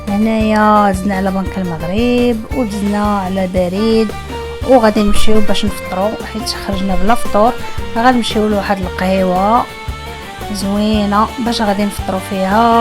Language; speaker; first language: Arabic; native; Arabic